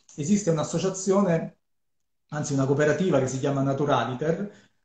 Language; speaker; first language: Italian; native; Italian